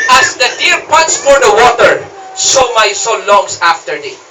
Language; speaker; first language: English; non-native, local second language; Cebuano